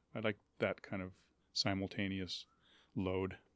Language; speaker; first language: English; native; English